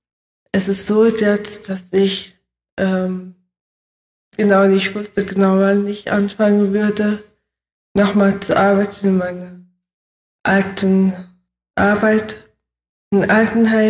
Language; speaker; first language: German; early bilingual, other home language; Russian